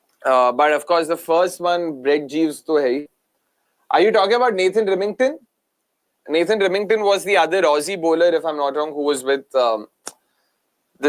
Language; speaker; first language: English; non-native, local second language; Hindi